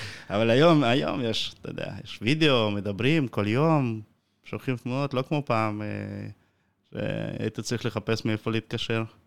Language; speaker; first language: Hebrew; non-native, fluent; Russian